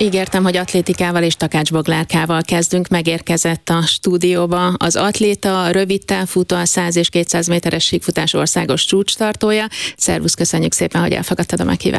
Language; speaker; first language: Hungarian; native; Hungarian